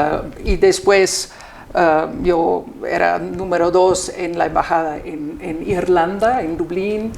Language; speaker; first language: Spanish; non-native, fluent; German